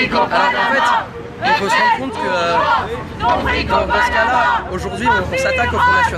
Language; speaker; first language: French; native; French